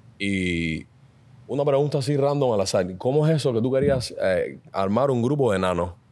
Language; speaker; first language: Spanish; native; Spanish